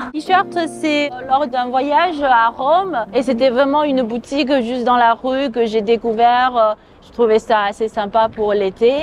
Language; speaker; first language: French; non-native, fluent; Chinese